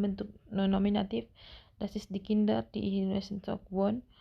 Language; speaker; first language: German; non-native, learner; Indonesian